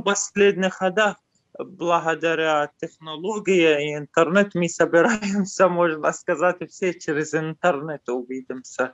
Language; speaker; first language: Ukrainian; non-native, learner; Arabic